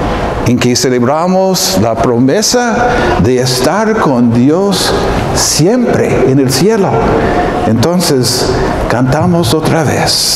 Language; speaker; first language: Spanish; non-native, fluent; English